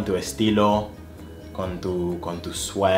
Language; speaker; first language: Spanish; non-native, fluent; English